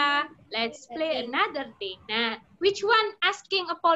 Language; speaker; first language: English; non-native, fluent; Indonesian